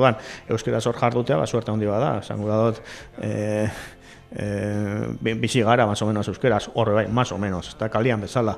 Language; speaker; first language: Basque; native; Basque